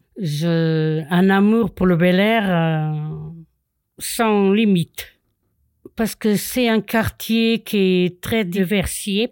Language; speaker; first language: French; non-native, fluent; Portuguese